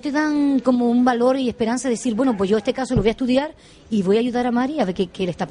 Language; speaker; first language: Spanish; native; Spanish